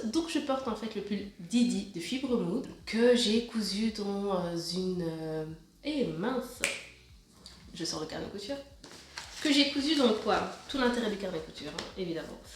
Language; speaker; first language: French; native; French